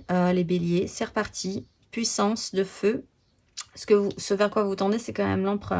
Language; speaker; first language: French; native; French